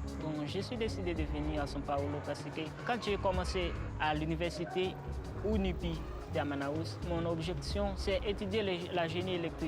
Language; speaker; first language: French; non-native, local second language; Haitian Creole